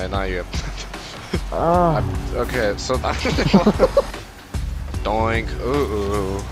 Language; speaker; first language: English; native; English